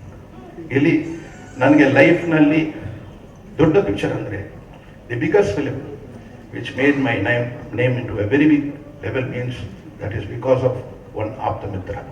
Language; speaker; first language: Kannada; non-native, learner; Tamil